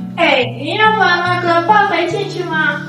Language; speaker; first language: Chinese; non-native, learner; Indonesian